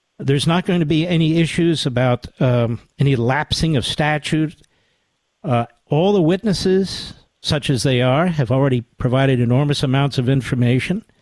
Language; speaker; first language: English; native; English